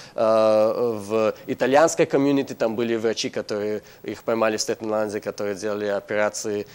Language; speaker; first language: Russian; non-native, fluent; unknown